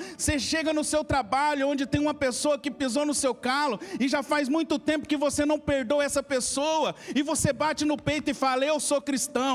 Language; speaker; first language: Portuguese; native; Portuguese